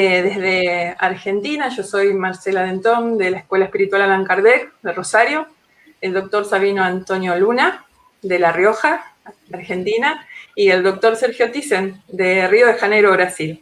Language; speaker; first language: Spanish; native; Spanish